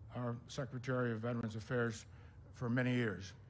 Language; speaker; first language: English; native; English